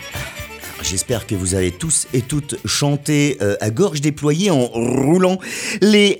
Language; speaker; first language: French; native; French